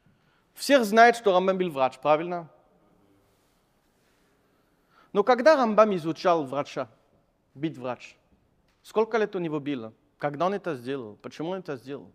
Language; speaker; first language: Russian; non-native, fluent; French